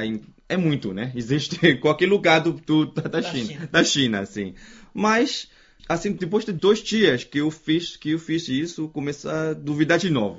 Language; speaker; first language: Portuguese; non-native, fluent; Chinese